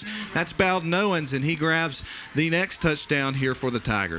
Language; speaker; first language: English; native; English